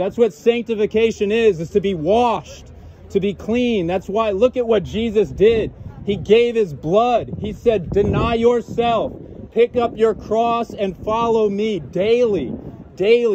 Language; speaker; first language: English; native; English